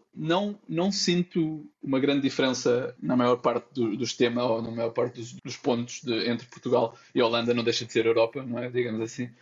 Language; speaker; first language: Portuguese; native; Portuguese